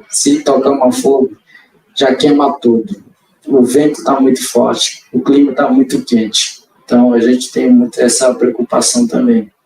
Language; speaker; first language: Portuguese; non-native, local second language; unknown